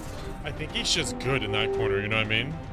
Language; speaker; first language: English; native; English